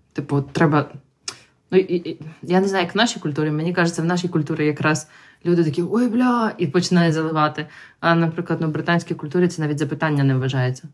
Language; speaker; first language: Ukrainian; non-native, local second language; Russian